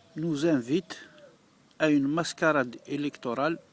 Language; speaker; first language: French; non-native, local second language; Arabic